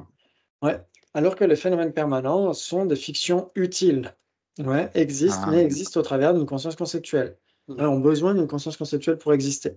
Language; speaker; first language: French; native; French